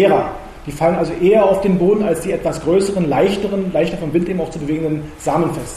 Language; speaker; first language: German; native; German